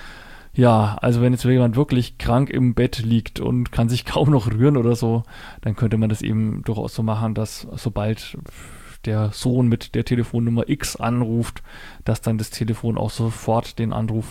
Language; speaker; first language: German; native; German